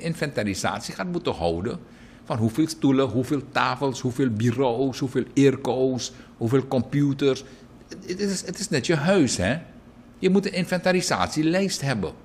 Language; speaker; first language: Dutch; native; Dutch